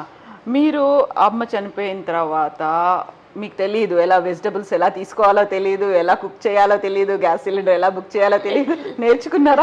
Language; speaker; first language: Telugu; native; Telugu